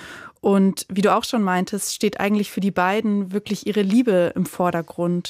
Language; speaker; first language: German; native; German